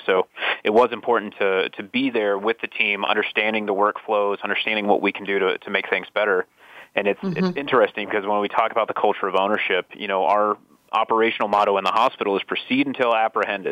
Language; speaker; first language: English; native; English